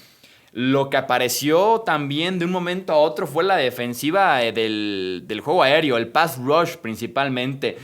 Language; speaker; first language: Spanish; native; Spanish